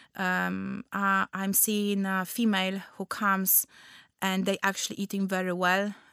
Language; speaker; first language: English; non-native, fluent; Polish